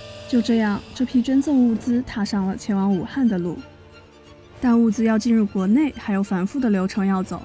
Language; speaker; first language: Chinese; native; Chinese